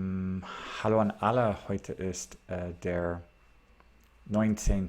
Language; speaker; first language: German; non-native, learner; English